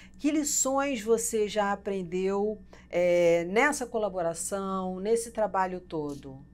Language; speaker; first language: Portuguese; native; Portuguese